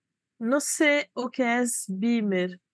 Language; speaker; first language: Spanish; non-native, fluent; Portuguese